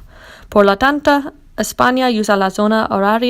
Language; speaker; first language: Spanish; non-native, learner; English